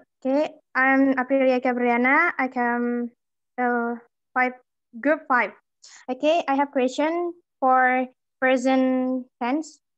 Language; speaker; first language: English; non-native, learner; Indonesian